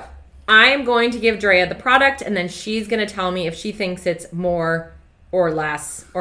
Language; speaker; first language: English; native; English